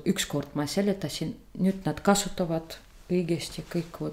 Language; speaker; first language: Estonian; non-native, learner; Russian